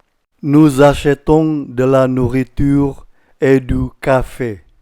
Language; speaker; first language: French; non-native, fluent; Indonesian